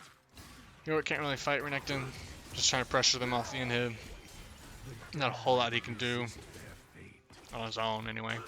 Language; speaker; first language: English; native; English